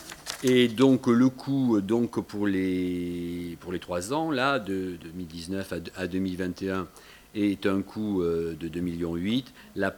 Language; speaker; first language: French; native; French